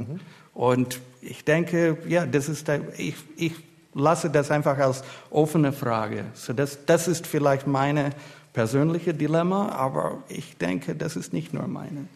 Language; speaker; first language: German; non-native, fluent; English